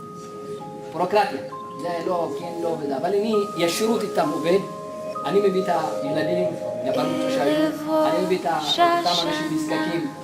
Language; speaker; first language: Hebrew; non-native, fluent; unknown